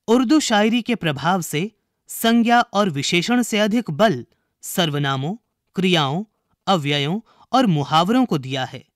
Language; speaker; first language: Hindi; native; Hindi